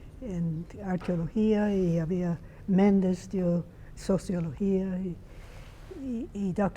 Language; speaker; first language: Spanish; non-native, fluent; English